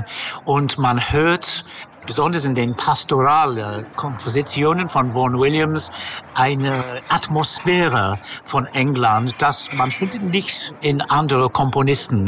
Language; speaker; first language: German; non-native, fluent; English